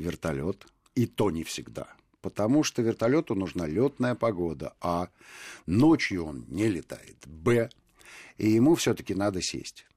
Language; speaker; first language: Russian; native; Russian